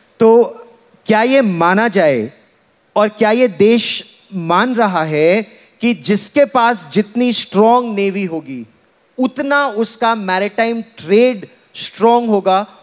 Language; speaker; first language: Hindi; native; Hindi